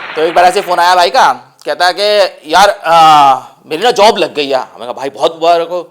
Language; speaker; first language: Hindi; non-native, local second language; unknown